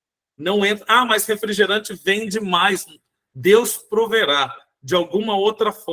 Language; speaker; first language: Portuguese; native; Portuguese